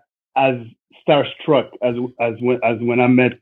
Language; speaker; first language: English; non-native, local second language; Kinyarwanda